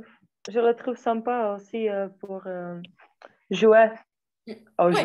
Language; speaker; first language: French; non-native, learner; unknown